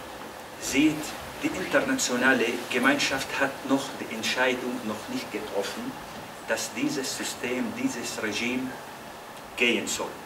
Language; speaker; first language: German; non-native, fluent; Arabic